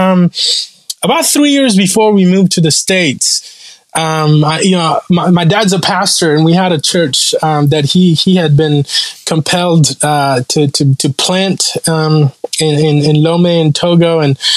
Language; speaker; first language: English; non-native, local second language; Kinyarwanda